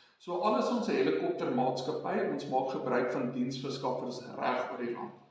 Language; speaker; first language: Afrikaans; non-native, local second language; English